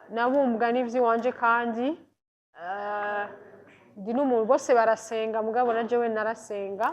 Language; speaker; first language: Rundi; native; Rundi